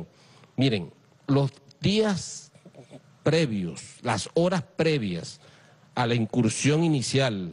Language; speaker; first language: Spanish; native; Spanish